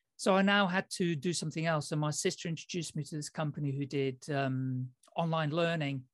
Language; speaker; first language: English; early bilingual, other home language; Dutch